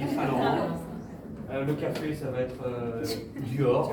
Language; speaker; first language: French; native; French